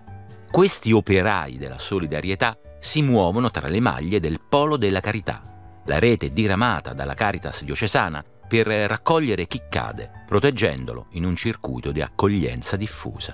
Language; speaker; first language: Italian; native; Italian